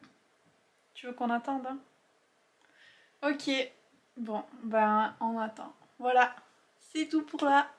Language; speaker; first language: French; native; French